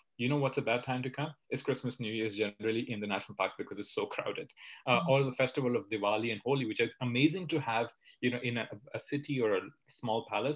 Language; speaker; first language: English; non-native, local second language; Hindi